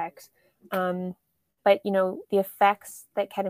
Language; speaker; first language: English; native; English